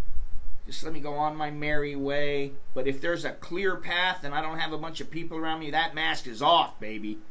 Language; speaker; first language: English; native; English